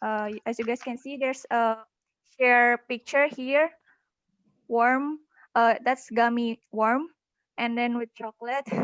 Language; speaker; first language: English; non-native, learner; Indonesian